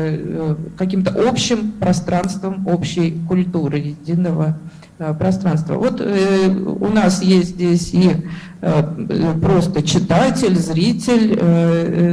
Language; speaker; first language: Russian; native; Russian